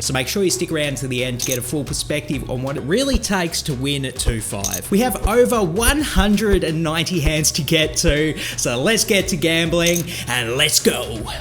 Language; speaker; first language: English; native; English